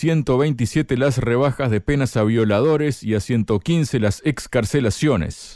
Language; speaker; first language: Spanish; native; Spanish